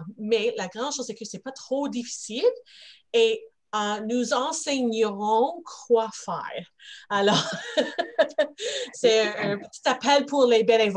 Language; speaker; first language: French; non-native, local second language; English